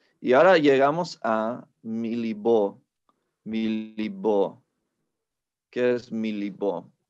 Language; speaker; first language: Spanish; non-native, fluent; English